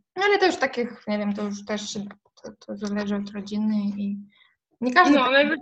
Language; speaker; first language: Polish; non-native, fluent; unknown